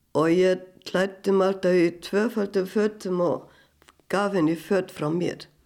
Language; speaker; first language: Icelandic; non-native, fluent; German